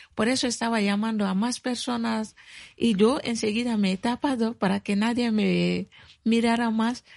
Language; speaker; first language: Spanish; non-native, fluent; Bambara